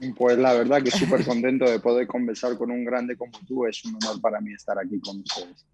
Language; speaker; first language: Spanish; non-native, fluent; Georgian